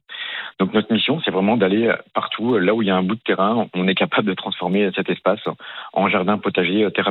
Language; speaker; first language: French; native; French